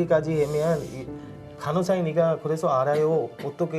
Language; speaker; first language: Korean; non-native, learner; Urdu